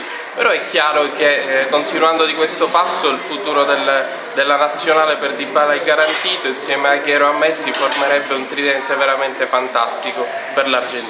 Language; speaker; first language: Italian; native; Italian